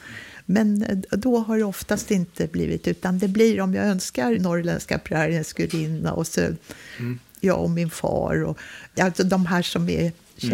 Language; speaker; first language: Swedish; native; Swedish